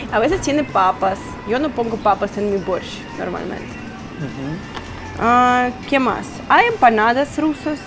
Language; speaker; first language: Spanish; non-native, fluent; Russian